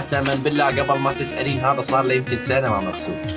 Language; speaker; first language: Arabic; native; Arabic